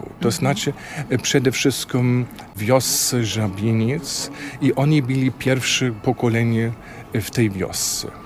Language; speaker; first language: Polish; non-native, fluent; German